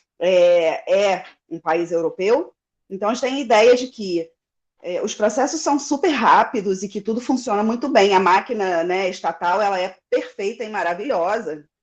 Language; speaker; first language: Portuguese; native; Portuguese